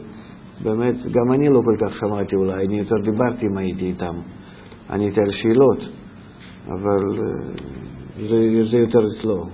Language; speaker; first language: Hebrew; non-native, fluent; Russian